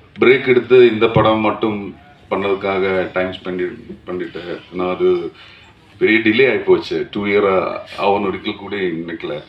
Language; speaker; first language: Tamil; non-native, learner; Malayalam